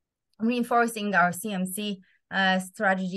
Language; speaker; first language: English; non-native, fluent; Hebrew